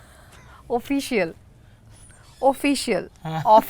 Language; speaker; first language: Telugu; non-native, learner; Bangla